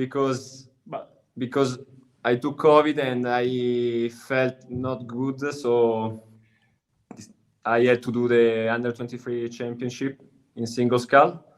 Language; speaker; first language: English; non-native, learner; Italian